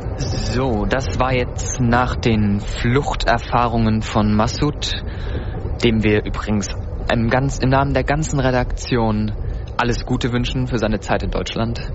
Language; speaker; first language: German; native; German